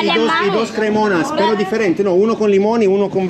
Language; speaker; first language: Spanish; non-native, learner; Italian